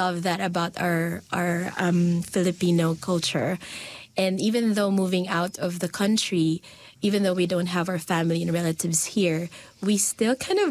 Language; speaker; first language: English; non-native, local second language; Filipino